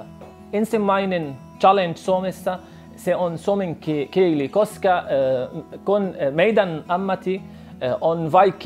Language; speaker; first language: Finnish; non-native, learner; Arabic